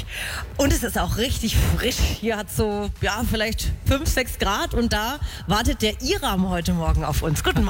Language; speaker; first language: German; native; German